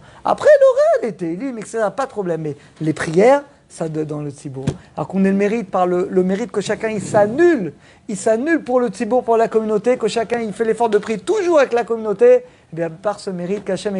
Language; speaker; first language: French; native; French